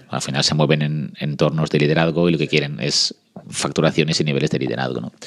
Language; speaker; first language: Spanish; early bilingual, other home language; French